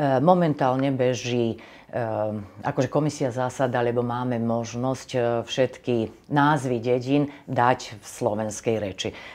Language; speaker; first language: Slovak; native; Slovak